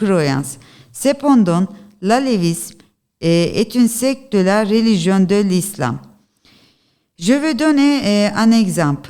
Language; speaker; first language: French; non-native, learner; Turkish